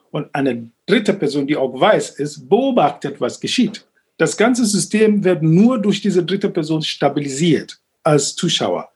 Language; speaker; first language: German; non-native, fluent; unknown